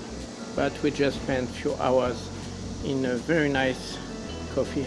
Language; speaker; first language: English; non-native, learner; French